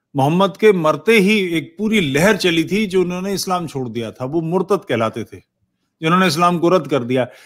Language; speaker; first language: Hindi; native; Hindi